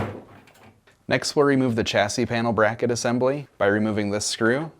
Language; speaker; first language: English; native; English